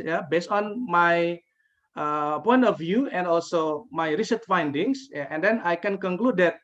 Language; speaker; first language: English; non-native, fluent; Indonesian